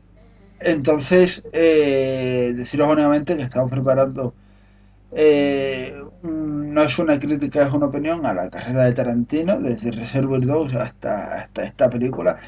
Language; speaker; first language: Spanish; native; Spanish